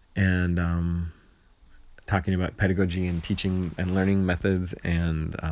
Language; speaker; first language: English; native; English